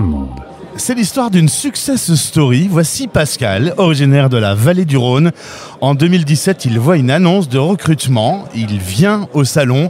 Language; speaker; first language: French; native; French